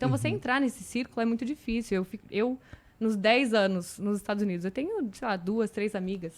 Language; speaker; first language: Portuguese; native; Portuguese